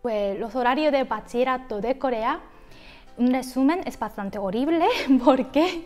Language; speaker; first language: Spanish; non-native, fluent; Korean